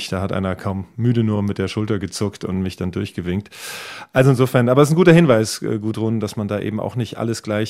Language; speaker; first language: German; native; German